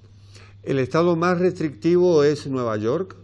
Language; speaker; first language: Spanish; native; Spanish